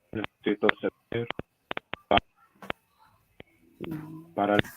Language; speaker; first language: Spanish; non-native, learner; English